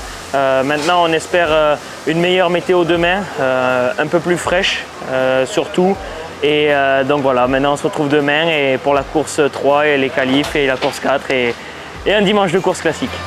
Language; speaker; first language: French; native; French